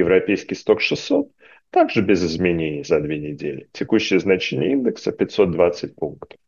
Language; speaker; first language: Russian; native; Russian